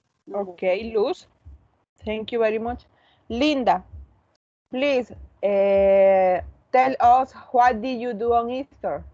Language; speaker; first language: English; non-native, learner; Spanish